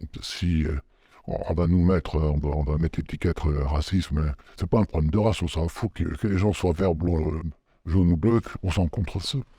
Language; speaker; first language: French; native; French